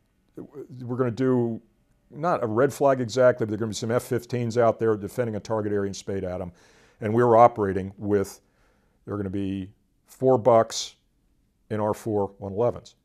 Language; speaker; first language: English; native; English